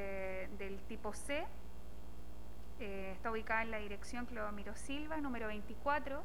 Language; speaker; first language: Spanish; native; Spanish